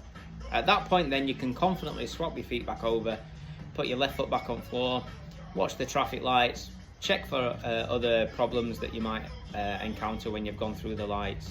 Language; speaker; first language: English; native; English